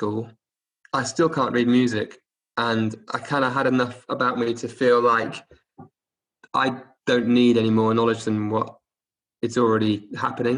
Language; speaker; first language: English; native; English